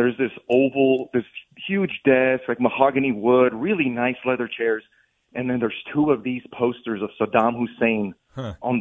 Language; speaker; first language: English; native; English